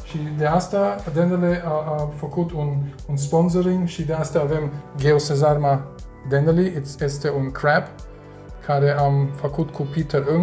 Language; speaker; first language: Romanian; non-native, learner; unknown